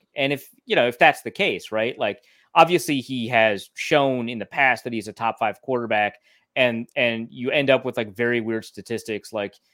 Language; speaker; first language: English; native; English